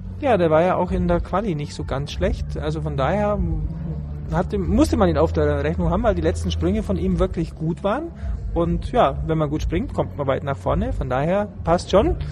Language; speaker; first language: German; native; German